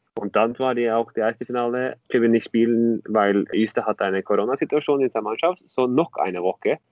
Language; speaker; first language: German; non-native, fluent; Norwegian